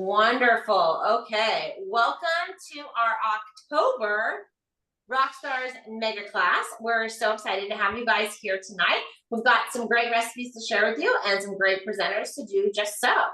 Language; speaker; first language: English; native; English